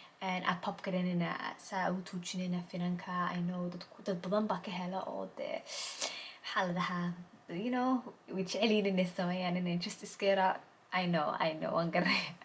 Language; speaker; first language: Somali; early bilingual, heritage; Somali